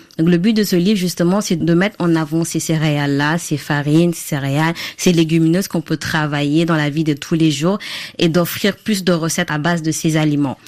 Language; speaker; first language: French; non-native, local second language; Wolof